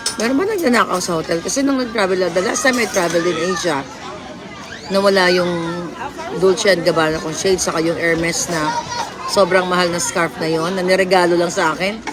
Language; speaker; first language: Filipino; non-native, local second language; Cebuano